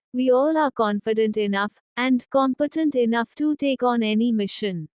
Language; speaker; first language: English; non-native, local second language; Hindi